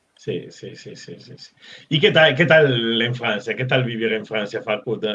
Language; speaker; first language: Spanish; non-native, fluent; Italian